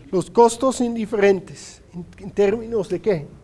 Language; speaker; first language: Spanish; non-native, fluent; Dutch